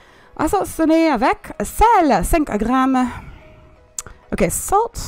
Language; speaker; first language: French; non-native, learner; English